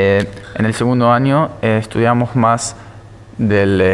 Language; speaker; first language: Spanish; early bilingual, heritage; Spanish